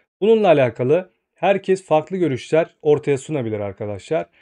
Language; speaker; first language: Turkish; native; Turkish